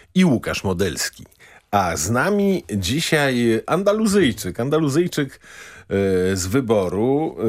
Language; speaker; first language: Polish; native; Polish